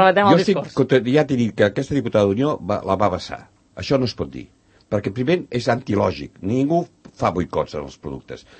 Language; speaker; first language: Catalan; native; Catalan